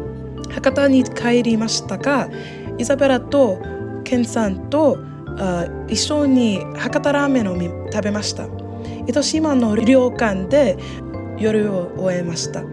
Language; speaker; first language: Japanese; non-native, learner; English